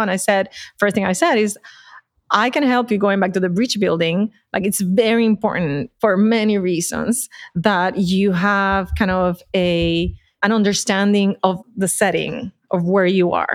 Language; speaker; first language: English; non-native, fluent; Spanish